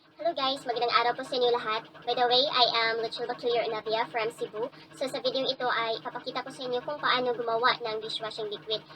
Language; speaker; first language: Filipino; non-native, local second language; Cebuano